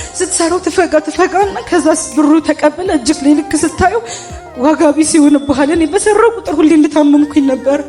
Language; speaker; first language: Amharic; native; Amharic